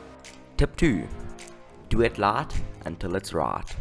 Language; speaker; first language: English; native; English